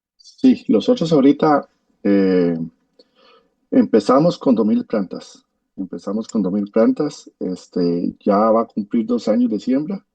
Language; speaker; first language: Spanish; native; Spanish